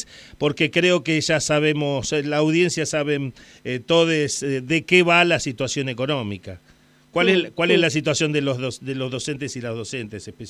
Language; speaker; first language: Spanish; native; Spanish